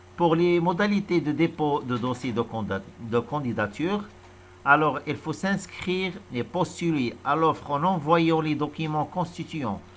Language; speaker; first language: French; non-native, local second language; Arabic